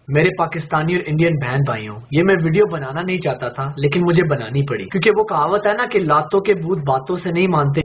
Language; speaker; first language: Urdu; early bilingual, heritage; Urdu